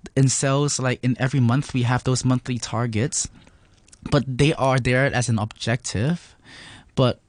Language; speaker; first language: English; non-native, local second language; Cantonese